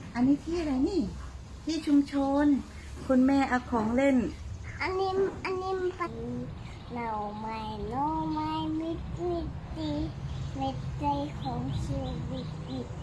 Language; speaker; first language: Thai; native; Thai